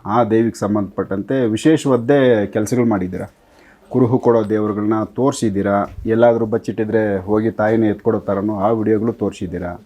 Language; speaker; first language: Kannada; native; Kannada